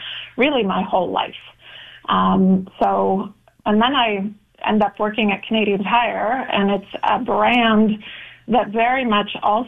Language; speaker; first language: English; native; English